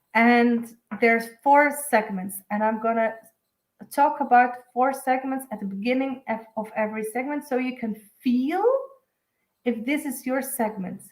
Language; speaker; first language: English; non-native, fluent; Dutch